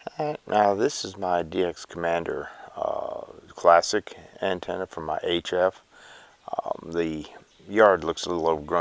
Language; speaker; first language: English; native; English